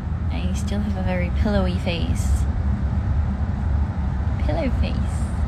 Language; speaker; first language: English; early bilingual, other home language; Korean